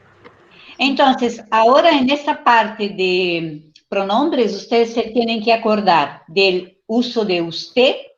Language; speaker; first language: Spanish; non-native, fluent; Portuguese